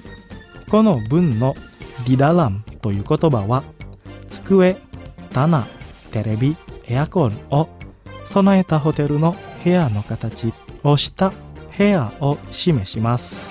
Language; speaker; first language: Japanese; non-native, fluent; Indonesian